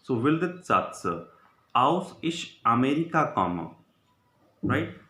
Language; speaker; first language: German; non-native, learner; Hindi